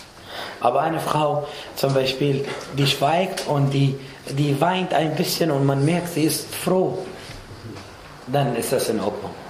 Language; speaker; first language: German; non-native, fluent; Arabic